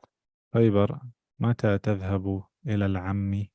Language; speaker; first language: Arabic; non-native, fluent; English